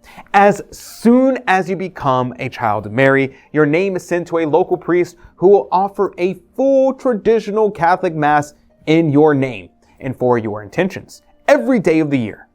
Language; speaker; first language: English; native; English